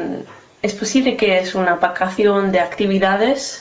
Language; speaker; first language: Spanish; non-native, learner; English